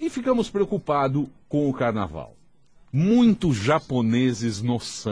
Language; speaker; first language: Portuguese; native; Portuguese